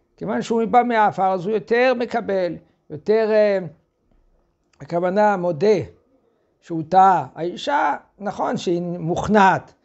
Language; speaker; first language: Hebrew; non-native, fluent; French